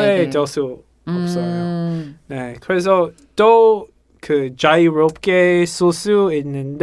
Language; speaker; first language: Korean; non-native, learner; English